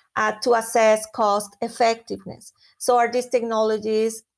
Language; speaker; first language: English; non-native, fluent; Spanish